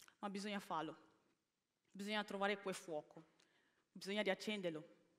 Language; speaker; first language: Italian; early bilingual, other home language; Bini